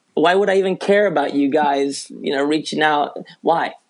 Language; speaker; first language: English; early bilingual, other home language; Spanish